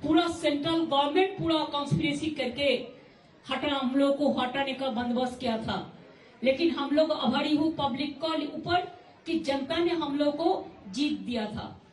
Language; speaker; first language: Hindi; non-native, local second language; Bangla